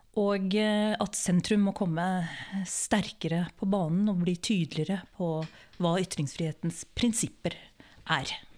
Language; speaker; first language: Norwegian; early bilingual, other home language; Urdu